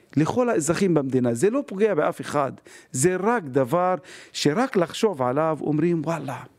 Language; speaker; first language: Hebrew; non-native, local second language; Arabic